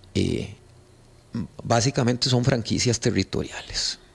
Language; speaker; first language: Spanish; native; Spanish